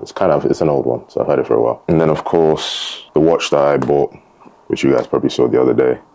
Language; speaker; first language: English; native; English